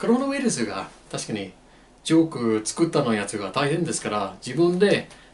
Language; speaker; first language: Japanese; non-native, fluent; English